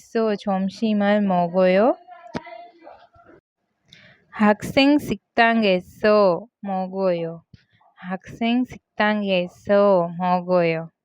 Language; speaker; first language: Korean; non-native, learner; Hindi